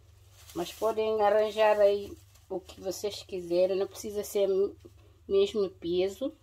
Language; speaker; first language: Portuguese; non-native, local second language; Upper Guinea Crioulo